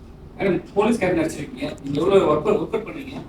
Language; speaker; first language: Tamil; native; Tamil